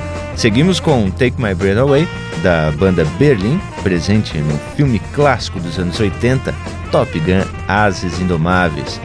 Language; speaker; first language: Portuguese; native; Portuguese